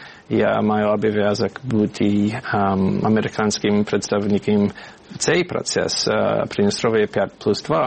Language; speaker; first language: Ukrainian; non-native, learner; English